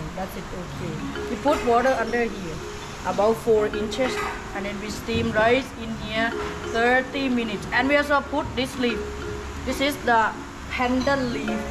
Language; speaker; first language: English; non-native, fluent; Thai